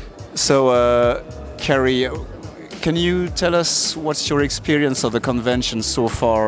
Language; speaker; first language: English; non-native, fluent; French